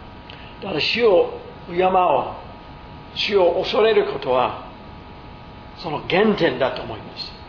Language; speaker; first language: Japanese; non-native, fluent; English